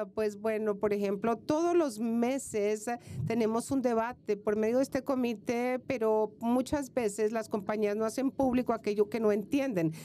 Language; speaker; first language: Spanish; non-native, fluent; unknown